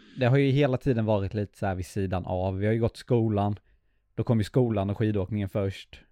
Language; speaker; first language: Swedish; native; Swedish